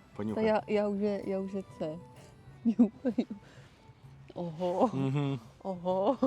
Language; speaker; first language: Ukrainian; non-native, learner; Czech